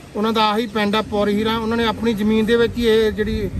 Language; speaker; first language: Punjabi; native; Punjabi